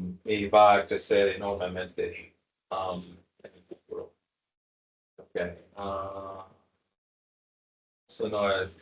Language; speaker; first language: Portuguese; non-native, learner; Spanish